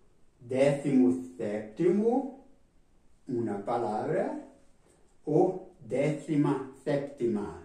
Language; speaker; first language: Spanish; non-native, fluent; Portuguese